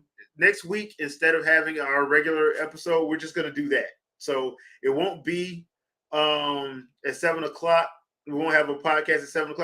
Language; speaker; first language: English; native; English